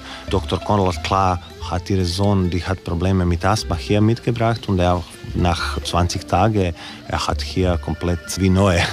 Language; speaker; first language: German; non-native, learner; Croatian